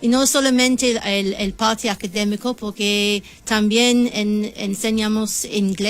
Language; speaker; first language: Spanish; non-native, learner; English